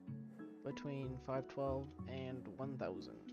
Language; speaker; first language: English; native; English